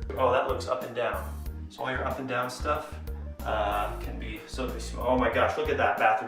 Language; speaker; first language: English; native; English